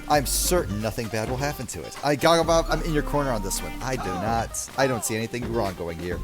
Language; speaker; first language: English; native; English